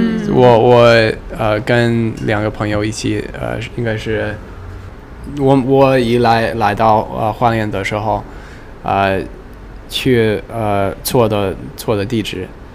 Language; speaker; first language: Chinese; non-native, learner; English